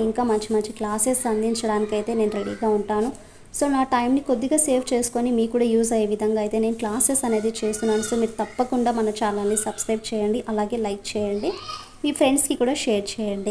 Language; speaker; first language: Telugu; native; Telugu